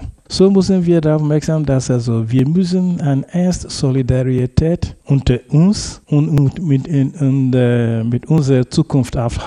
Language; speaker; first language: German; non-native, fluent; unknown